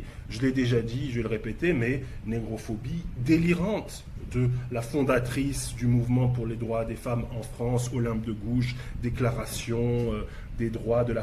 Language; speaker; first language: French; native; French